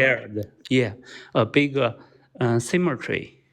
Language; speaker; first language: English; non-native, learner; Chinese